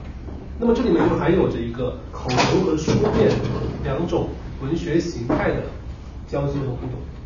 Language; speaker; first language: Chinese; native; Chinese